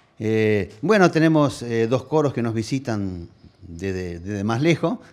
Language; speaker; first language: Spanish; native; Spanish